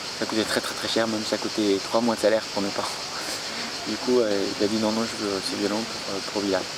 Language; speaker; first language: French; non-native, fluent; Arabic